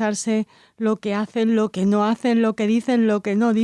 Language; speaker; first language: Spanish; native; Spanish